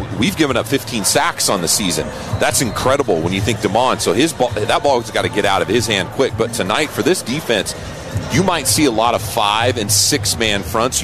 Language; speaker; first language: English; native; English